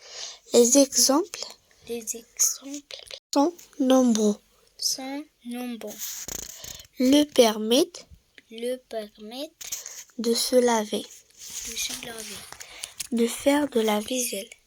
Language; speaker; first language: French; non-native, local second language; Arabic